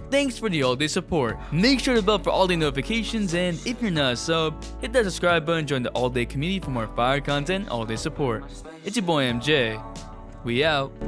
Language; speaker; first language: English; native; English